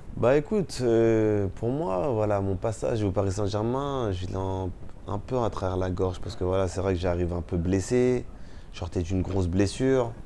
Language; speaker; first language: French; early bilingual, other home language; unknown